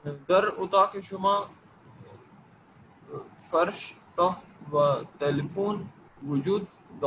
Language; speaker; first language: Persian; non-native, learner; Urdu